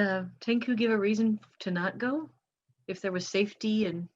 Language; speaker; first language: English; native; English